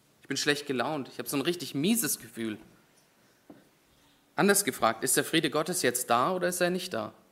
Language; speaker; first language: German; native; German